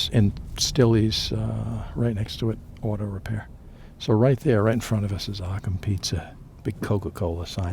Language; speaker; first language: English; native; English